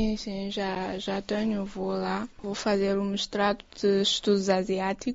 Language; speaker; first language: Portuguese; non-native, fluent; Chinese